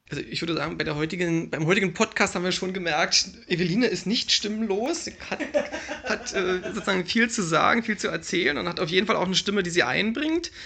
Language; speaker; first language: German; native; German